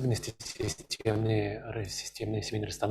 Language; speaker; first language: Russian; native; Russian